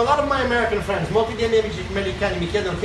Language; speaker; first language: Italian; non-native, fluent; English